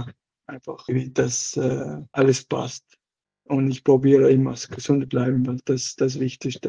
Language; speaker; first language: German; non-native, local second language; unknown